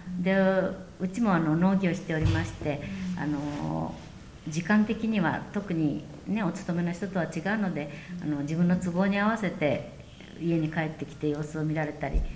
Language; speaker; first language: Japanese; native; Japanese